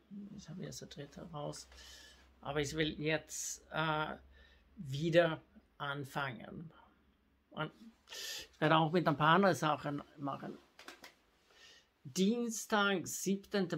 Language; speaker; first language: German; non-native, learner; Swedish